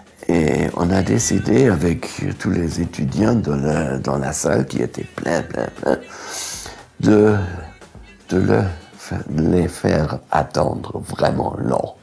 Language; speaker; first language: French; non-native, fluent; German